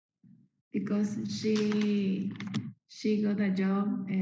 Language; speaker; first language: English; non-native, learner; Spanish